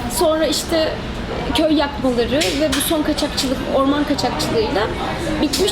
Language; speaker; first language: Turkish; native; Turkish